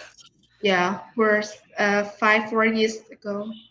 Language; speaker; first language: English; non-native, learner; Vietnamese